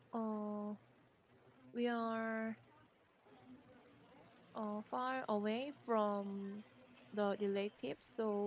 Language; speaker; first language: English; non-native, learner; Korean